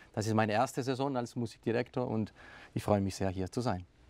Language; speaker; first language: German; non-native, fluent; Spanish